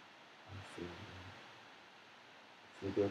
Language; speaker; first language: Spanish; non-native, fluent; Russian